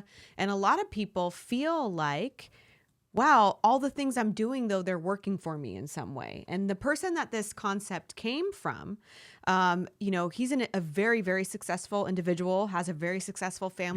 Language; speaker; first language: English; native; English